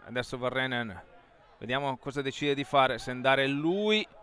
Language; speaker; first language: Italian; native; Italian